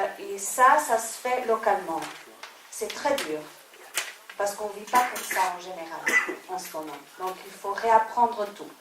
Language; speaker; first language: French; non-native, fluent; Portuguese